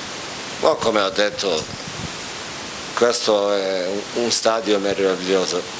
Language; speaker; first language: Italian; non-native, fluent; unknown